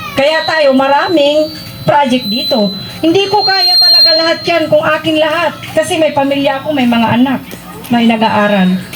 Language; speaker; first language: Filipino; non-native, local second language; Iloko